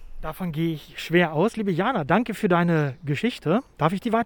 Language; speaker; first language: German; native; German